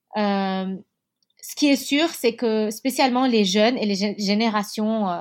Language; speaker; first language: French; non-native, local second language; Arabic